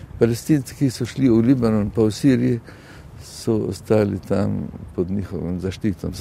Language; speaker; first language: Slovenian; non-native, fluent; Arabic